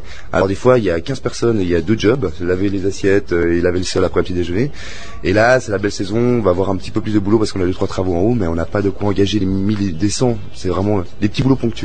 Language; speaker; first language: French; native; French